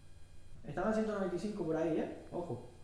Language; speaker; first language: Spanish; native; Spanish